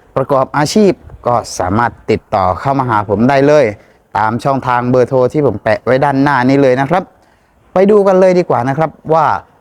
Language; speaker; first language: Thai; native; Thai